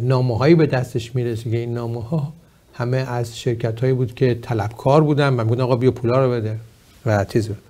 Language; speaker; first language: Persian; native; Persian